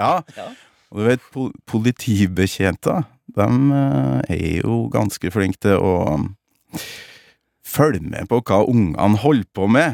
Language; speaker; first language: Norwegian; native; Norwegian